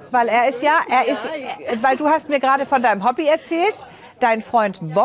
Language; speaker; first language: German; native; German